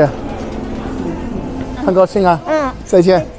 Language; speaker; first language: Chinese; non-native, fluent; English